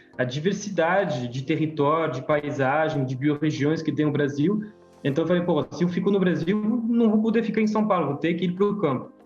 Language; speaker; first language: Portuguese; non-native, fluent; French